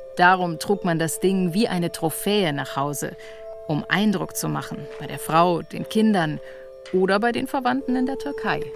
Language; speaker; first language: German; native; German